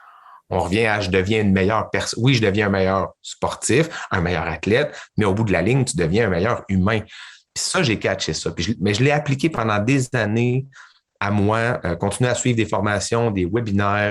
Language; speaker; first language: French; native; French